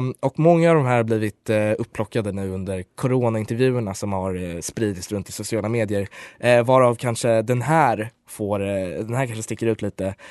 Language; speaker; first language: Swedish; native; Swedish